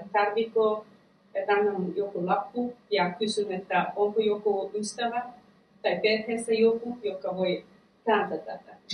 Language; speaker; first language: Finnish; non-native, fluent; Persian